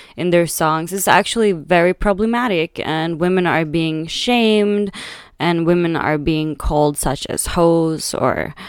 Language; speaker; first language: English; non-native, fluent; Swedish